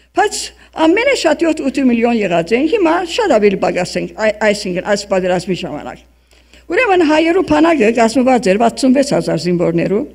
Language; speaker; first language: Armenian; early bilingual, heritage; Armenian